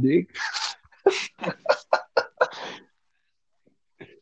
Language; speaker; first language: English; non-native, fluent; Spanish